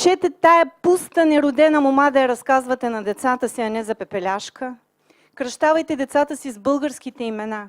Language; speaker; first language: Bulgarian; early bilingual, heritage; Bulgarian